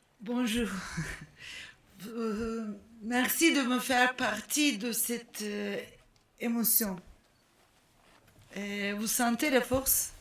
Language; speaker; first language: French; non-native, fluent; Turkish